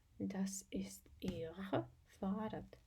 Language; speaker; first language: German; non-native, fluent; Ukrainian